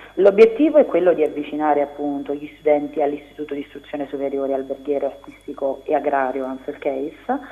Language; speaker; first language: Italian; native; Italian